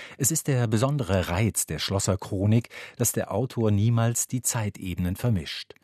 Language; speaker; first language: German; native; German